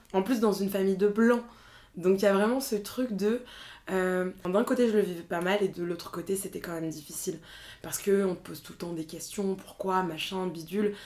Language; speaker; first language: French; native; French